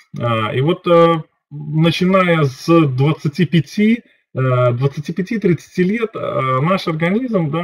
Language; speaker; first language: Russian; native; Russian